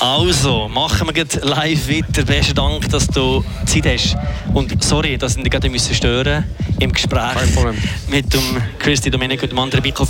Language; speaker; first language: German; native; German